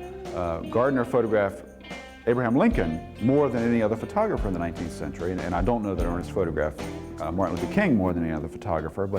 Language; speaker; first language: English; native; English